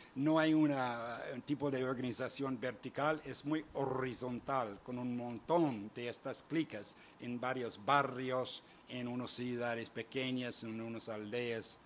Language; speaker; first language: Spanish; non-native, fluent; English